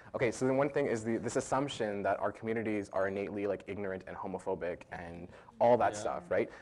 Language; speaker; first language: English; native; English